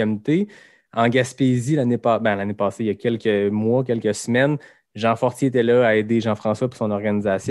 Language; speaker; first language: French; native; French